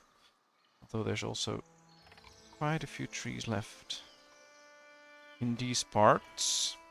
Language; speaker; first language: English; non-native, fluent; Dutch